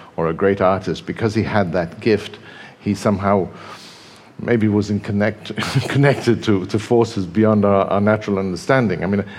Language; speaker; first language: English; native; English